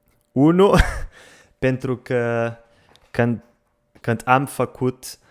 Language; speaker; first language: Romanian; non-native, learner; Portuguese